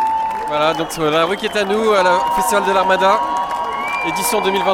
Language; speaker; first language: French; native; French